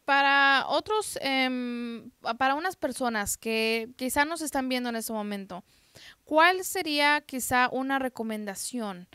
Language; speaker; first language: Spanish; native; Spanish